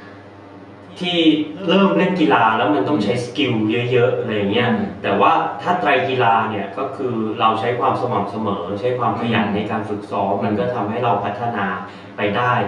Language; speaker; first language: Thai; native; Thai